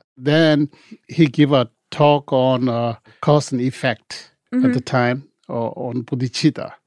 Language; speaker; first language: English; non-native, local second language; Tibetan